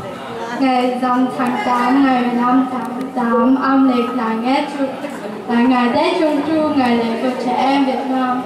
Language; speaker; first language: Vietnamese; early bilingual, heritage; Vietnamese